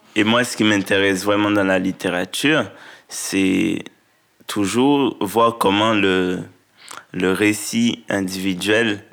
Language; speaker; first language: French; non-native, local second language; Haitian Creole